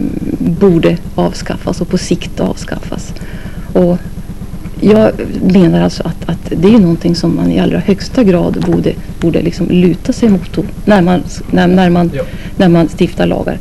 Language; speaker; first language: Swedish; native; Swedish